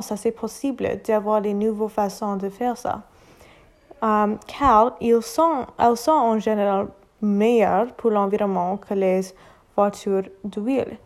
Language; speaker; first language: French; non-native, learner; English